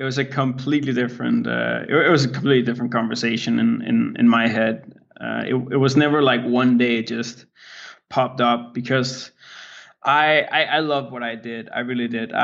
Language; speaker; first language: English; non-native, fluent; Danish